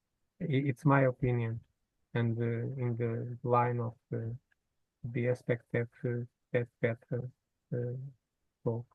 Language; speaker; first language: English; non-native, fluent; Portuguese